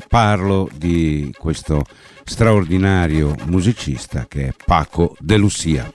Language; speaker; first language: Italian; native; Italian